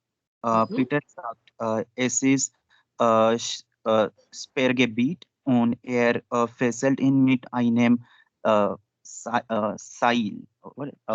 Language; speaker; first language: German; non-native, learner; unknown